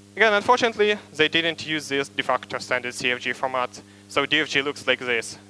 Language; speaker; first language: English; non-native, fluent; Ukrainian